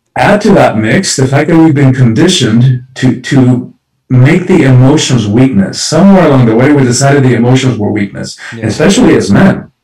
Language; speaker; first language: English; early bilingual, other home language; Spanish